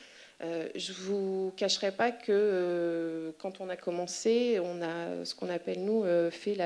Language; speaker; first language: French; native; French